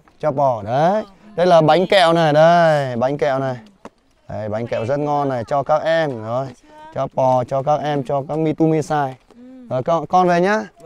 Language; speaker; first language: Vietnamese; non-native, local second language; Hmong